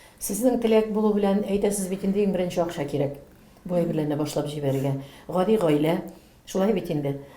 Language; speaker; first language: Tatar; native; Tatar